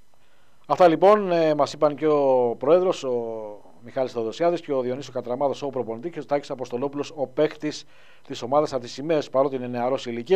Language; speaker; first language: Greek; native; Greek